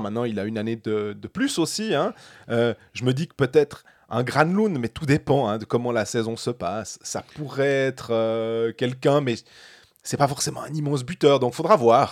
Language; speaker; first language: French; native; French